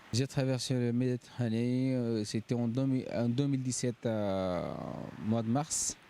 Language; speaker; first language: French; non-native, fluent; Arabic